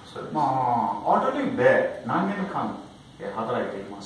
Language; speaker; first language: Japanese; non-native, fluent; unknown